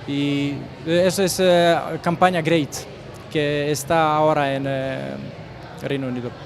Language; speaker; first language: Spanish; non-native, learner; Croatian